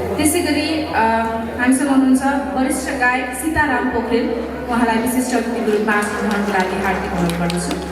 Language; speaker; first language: Nepali; native; Nepali